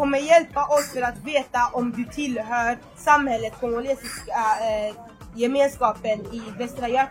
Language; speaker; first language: Swedish; non-native, fluent; Lingala